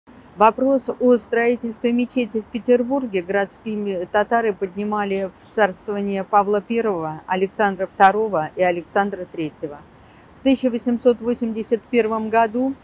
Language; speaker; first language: Russian; native; Russian